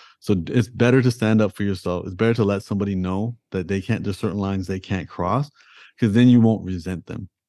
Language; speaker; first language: English; early bilingual, other home language; Punjabi